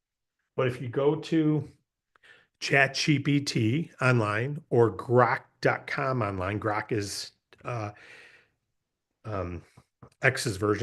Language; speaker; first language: English; native; English